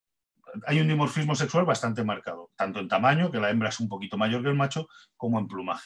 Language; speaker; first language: Spanish; native; Spanish